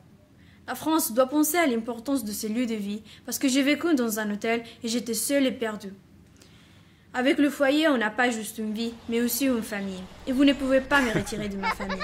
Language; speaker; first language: French; non-native, learner; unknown